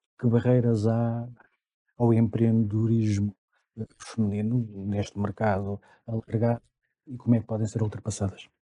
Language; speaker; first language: Portuguese; native; Portuguese